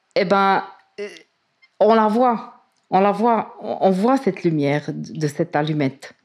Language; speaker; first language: French; native; French